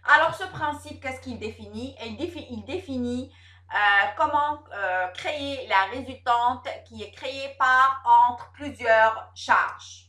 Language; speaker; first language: French; non-native, local second language; Arabic